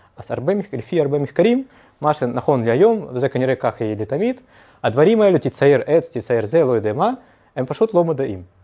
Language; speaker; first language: Hebrew; non-native, fluent; Russian